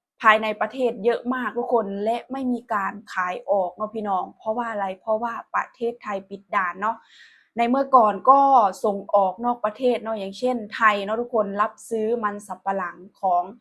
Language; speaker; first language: Thai; non-native, local second language; Northeastern Thai